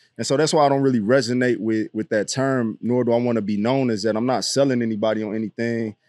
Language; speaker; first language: English; native; English